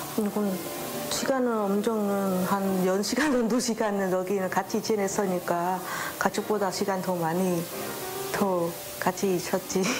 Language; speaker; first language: Korean; non-native, fluent; Vietnamese